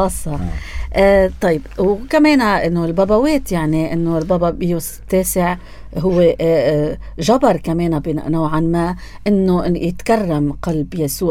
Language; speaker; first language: Arabic; native; Arabic